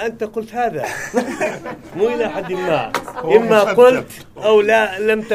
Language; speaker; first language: Arabic; native; Arabic